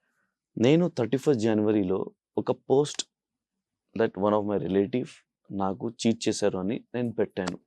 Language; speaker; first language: Telugu; non-native, local second language; Urdu